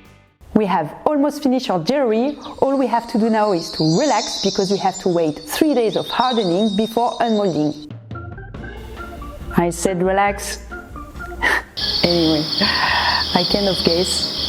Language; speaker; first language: English; non-native, fluent; French